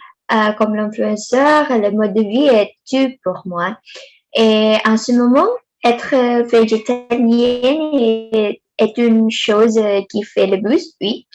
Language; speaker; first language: French; non-native, learner; Indonesian